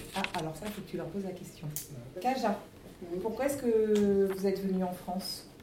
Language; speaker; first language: French; native; French